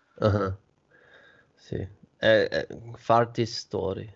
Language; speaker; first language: Italian; non-native, learner; Swedish